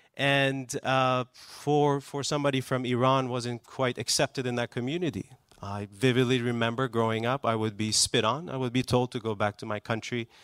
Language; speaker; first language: English; non-native, fluent; Persian